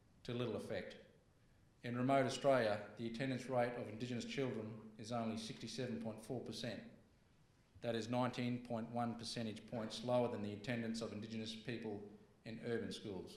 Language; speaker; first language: English; native; English